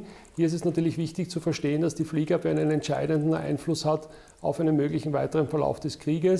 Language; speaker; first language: German; native; German